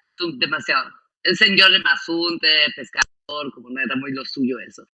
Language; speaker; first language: Spanish; non-native, fluent; German